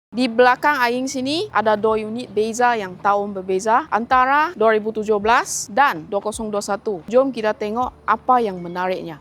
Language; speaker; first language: Malay; native; Malay